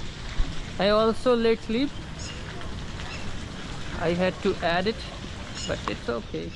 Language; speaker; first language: English; non-native, learner; Hindi